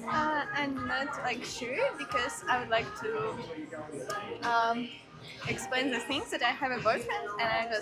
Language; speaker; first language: English; non-native, learner; Ukrainian